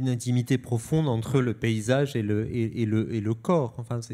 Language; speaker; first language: French; native; French